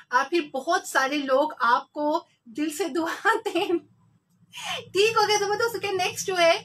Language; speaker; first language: Urdu; non-native, local second language; Punjabi